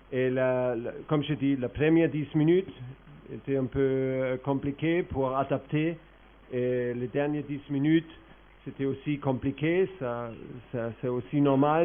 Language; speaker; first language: French; non-native, fluent; German